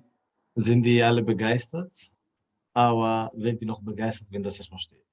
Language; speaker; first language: German; non-native, fluent; Greek